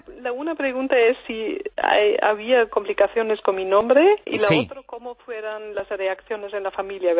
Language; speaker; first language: Spanish; non-native, fluent; German